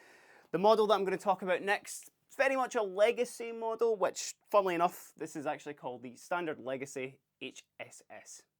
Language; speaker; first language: English; native; English